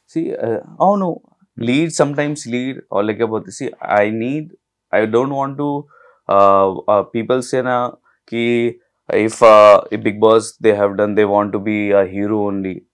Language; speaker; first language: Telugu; non-native, local second language; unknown